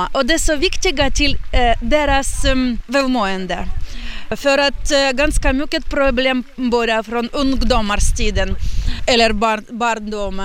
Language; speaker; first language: Swedish; non-native, learner; Ukrainian